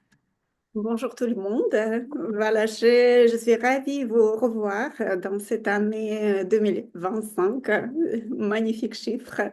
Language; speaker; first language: French; non-native, fluent; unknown